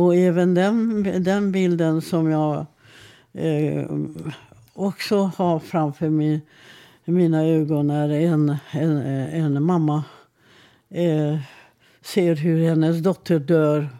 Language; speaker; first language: Swedish; non-native, fluent; Hungarian